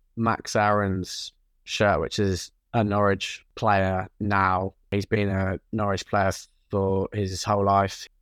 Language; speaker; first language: English; native; English